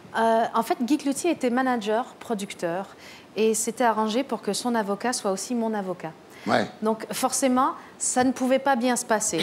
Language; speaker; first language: French; native; French